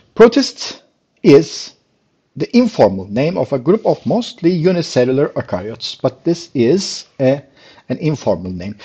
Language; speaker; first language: English; non-native, fluent; Turkish